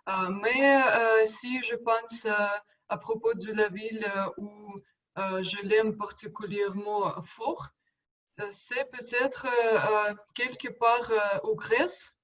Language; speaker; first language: French; non-native, learner; Russian